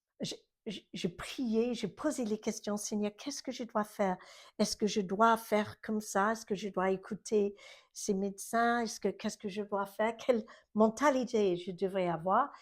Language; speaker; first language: French; non-native, fluent; English